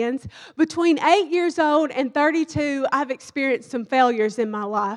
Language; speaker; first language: English; native; English